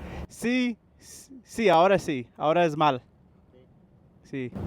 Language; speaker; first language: Spanish; non-native, learner; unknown